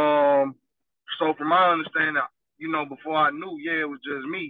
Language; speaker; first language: English; native; English